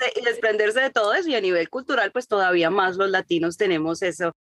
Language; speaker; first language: Spanish; native; Spanish